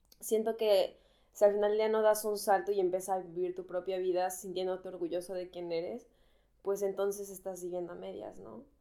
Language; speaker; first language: Spanish; native; Spanish